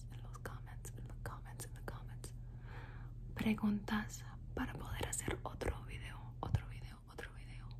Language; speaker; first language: Spanish; early bilingual, heritage; Spanish